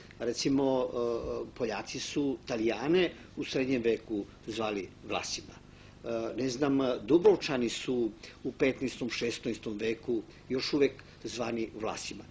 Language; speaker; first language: Bosnian; non-native, local second language; Romanian